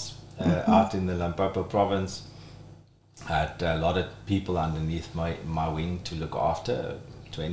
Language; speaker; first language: English; non-native, local second language; Afrikaans